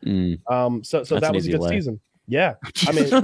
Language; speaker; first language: English; native; English